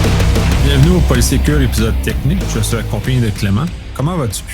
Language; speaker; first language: French; native; French